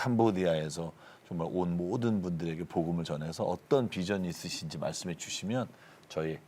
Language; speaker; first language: Korean; native; Korean